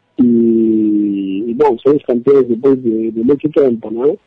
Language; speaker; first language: Portuguese; non-native, learner; Spanish